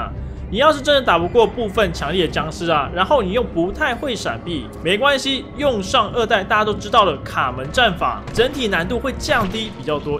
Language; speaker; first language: Chinese; native; Chinese